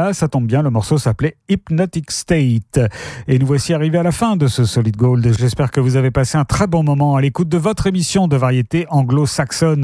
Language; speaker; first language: French; native; French